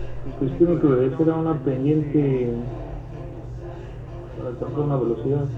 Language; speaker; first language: Spanish; native; Spanish